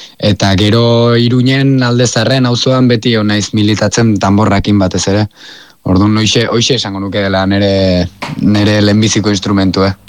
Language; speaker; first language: Basque; native; Basque